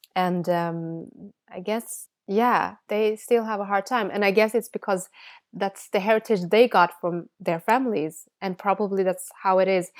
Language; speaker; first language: English; non-native, fluent; Bangla